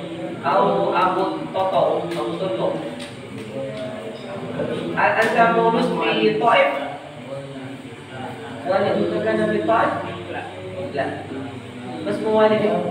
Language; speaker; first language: Arabic; non-native, fluent; Indonesian